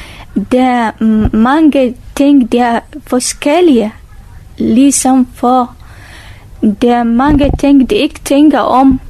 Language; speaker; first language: Danish; non-native, learner; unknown